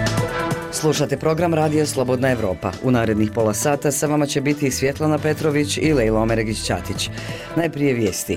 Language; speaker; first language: Serbian; native; Serbian